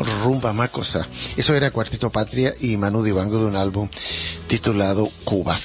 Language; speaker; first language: Spanish; native; Spanish